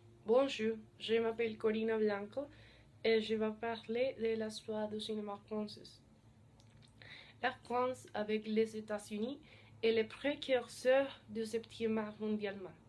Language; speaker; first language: French; non-native, learner; Spanish